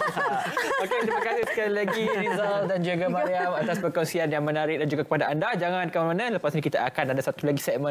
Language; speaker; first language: Malay; native; Malay